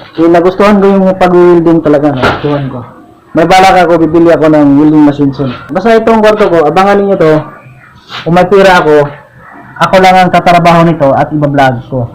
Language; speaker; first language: Filipino; non-native, local second language; Cebuano